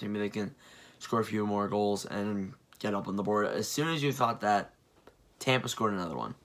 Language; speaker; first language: English; native; English